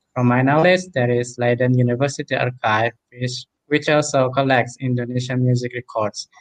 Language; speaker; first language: English; non-native, fluent; Indonesian